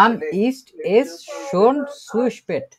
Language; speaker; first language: German; non-native, fluent; Bangla